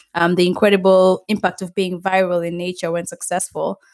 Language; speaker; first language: English; non-native, local second language; Ganda